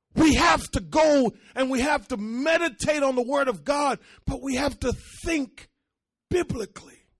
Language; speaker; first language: English; early bilingual, other home language; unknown